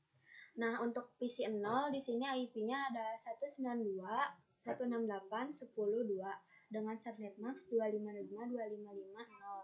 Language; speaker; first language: Indonesian; native; Indonesian